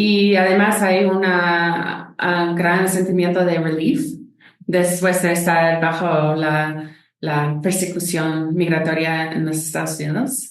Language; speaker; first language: Spanish; non-native, fluent; English